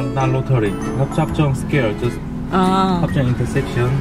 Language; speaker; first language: English; non-native, learner; Korean